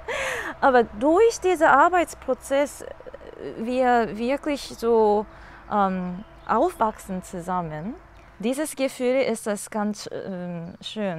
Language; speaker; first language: German; non-native, learner; English